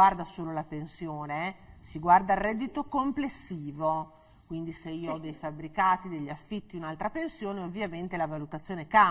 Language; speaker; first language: Italian; native; Italian